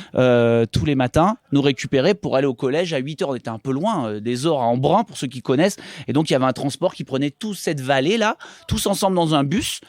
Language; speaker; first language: French; native; French